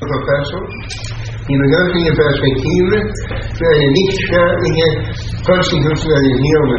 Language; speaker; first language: German; native; German